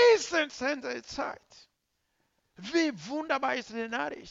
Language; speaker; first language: German; non-native, learner; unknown